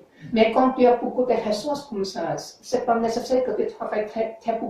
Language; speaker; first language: French; non-native, learner; English